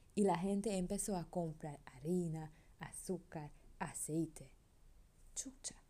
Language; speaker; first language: Spanish; non-native, learner; Hungarian